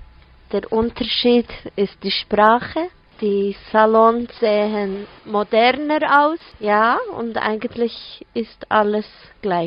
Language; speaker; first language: German; non-native, fluent; Serbian